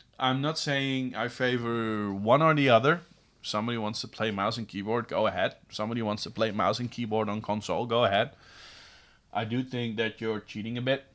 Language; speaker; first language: English; non-native, fluent; Dutch